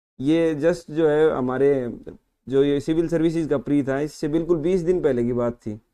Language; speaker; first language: Hindi; native; Hindi